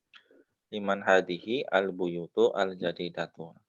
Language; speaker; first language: Arabic; non-native, fluent; Indonesian